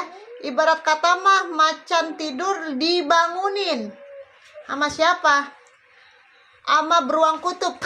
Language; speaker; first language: Indonesian; native; Indonesian